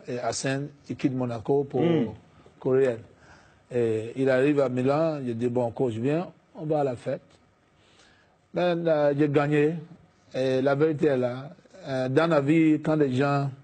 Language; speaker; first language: French; non-native, fluent; English